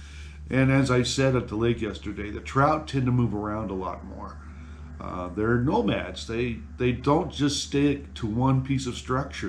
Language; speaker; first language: English; native; English